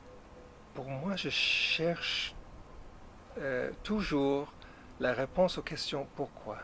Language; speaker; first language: French; non-native, fluent; English